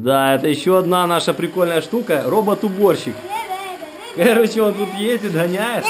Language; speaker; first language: Russian; native; Russian